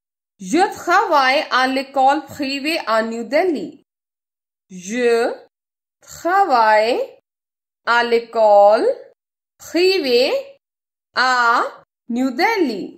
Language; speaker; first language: French; non-native, fluent; Hindi